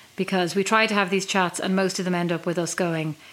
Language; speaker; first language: English; native; English